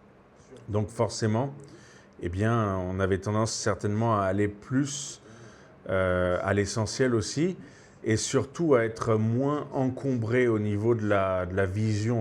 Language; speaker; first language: French; native; French